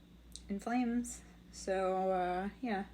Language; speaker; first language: English; native; English